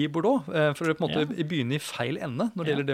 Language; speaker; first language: Norwegian; native; Norwegian